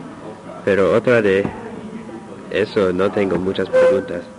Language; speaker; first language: Spanish; non-native, learner; English